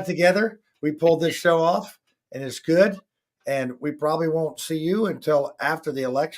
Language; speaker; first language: English; native; English